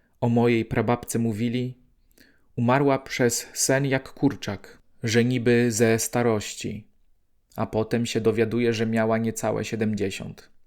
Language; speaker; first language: Polish; native; Polish